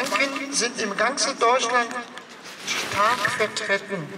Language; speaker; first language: German; non-native, fluent; Persian